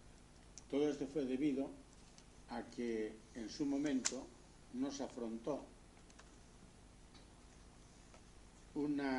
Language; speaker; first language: Spanish; native; Spanish